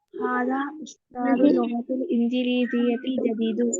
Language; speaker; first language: Arabic; non-native, learner; Tamil